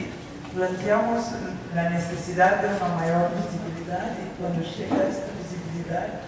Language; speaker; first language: Spanish; non-native, fluent; Portuguese